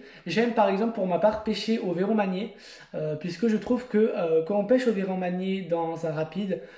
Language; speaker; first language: French; native; French